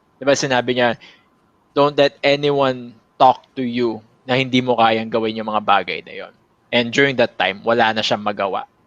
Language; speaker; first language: Filipino; native; Filipino